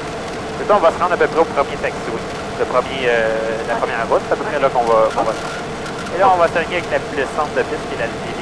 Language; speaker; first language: French; native; French